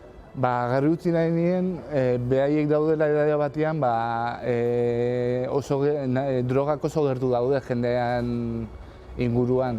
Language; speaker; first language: Basque; native; Basque